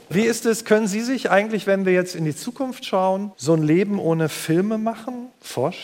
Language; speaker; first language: German; native; German